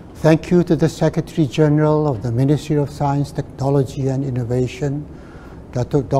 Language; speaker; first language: English; non-native, local second language; Malay